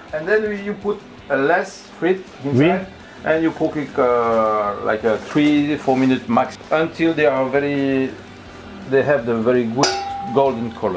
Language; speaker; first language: English; non-native, local second language; French